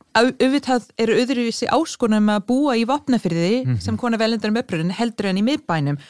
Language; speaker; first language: Icelandic; non-native, fluent; English